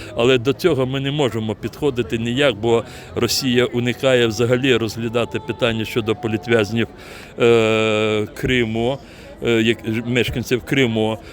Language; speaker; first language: Ukrainian; non-native, local second language; Crimean Tatar